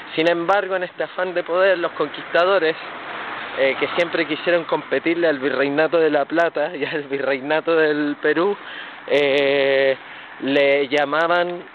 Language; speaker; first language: Spanish; native; Spanish